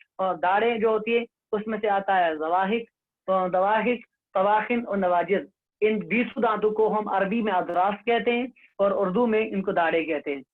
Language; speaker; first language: Urdu; non-native, local second language; Kashmiri